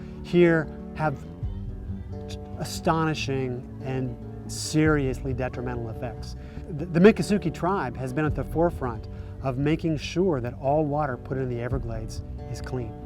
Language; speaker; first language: English; native; English